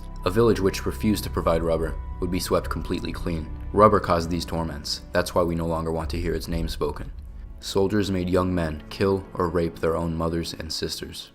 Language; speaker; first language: English; native; English